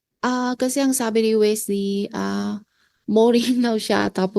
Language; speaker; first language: Filipino; non-native, learner; Chinese